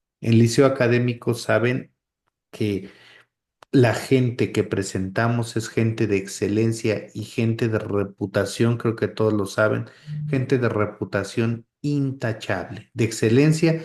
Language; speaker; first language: Spanish; native; Spanish